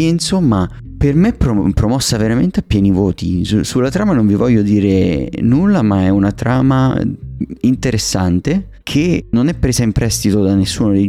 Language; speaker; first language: Italian; native; Italian